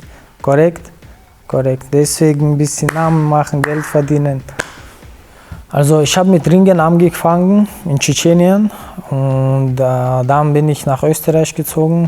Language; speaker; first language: German; non-native, fluent; Chechen